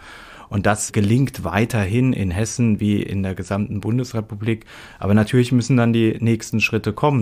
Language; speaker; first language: German; native; German